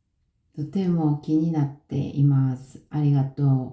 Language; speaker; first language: Japanese; non-native, learner; Korean